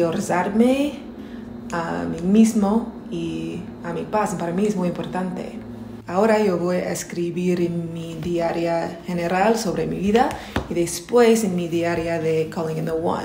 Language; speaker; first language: Spanish; non-native, learner; English